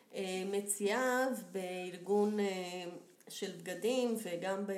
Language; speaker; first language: Hebrew; non-native, fluent; Portuguese